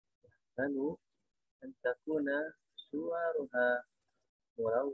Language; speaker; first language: Arabic; non-native, learner; Indonesian